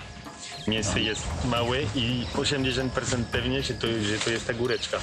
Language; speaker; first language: Polish; non-native, learner; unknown